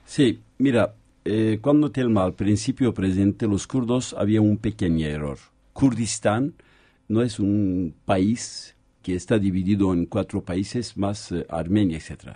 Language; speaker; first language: Spanish; non-native, fluent; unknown